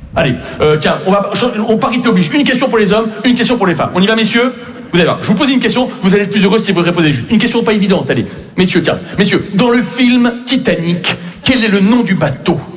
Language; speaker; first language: French; native; French